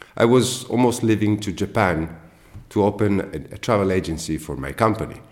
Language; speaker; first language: English; non-native, fluent; Italian